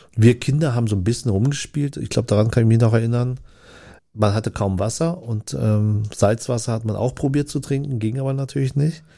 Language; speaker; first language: German; early bilingual, other home language; Vietnamese